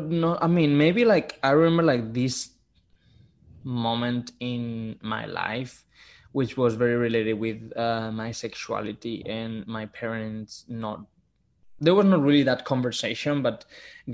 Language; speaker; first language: English; non-native, fluent; Spanish